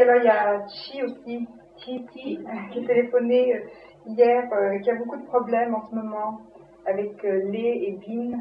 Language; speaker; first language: French; native; French